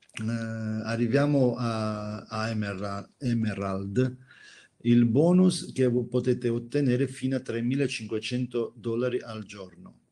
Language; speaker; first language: Italian; non-native, fluent; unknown